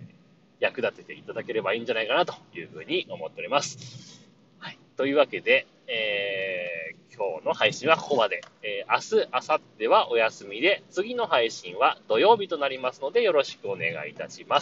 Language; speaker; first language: Japanese; native; Japanese